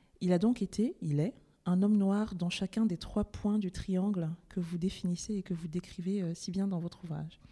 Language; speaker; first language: French; native; French